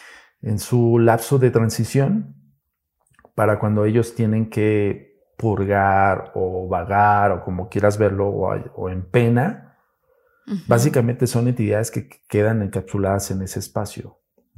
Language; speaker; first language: Spanish; native; Spanish